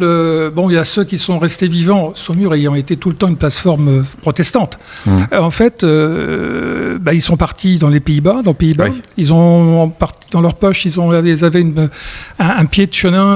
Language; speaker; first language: French; native; French